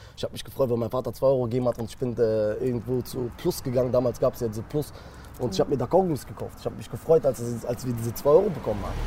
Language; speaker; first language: German; early bilingual, other home language; Kurdish